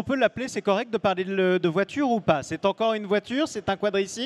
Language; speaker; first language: French; native; French